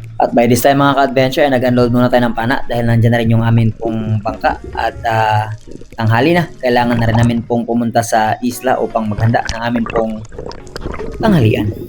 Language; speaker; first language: Filipino; non-native, local second language; Cebuano